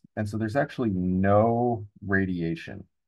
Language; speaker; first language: English; native; English